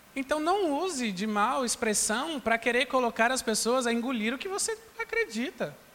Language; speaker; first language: Portuguese; native; Portuguese